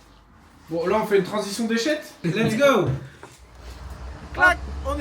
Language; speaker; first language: French; native; French